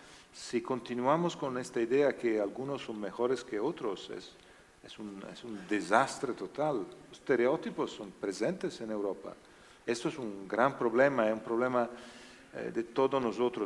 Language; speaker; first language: Spanish; non-native, learner; Italian